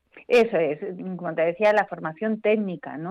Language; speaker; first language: Spanish; native; Spanish